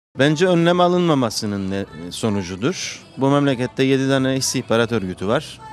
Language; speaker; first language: Turkish; native; Turkish